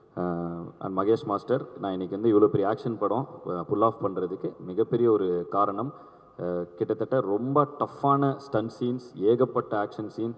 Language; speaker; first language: Tamil; native; Tamil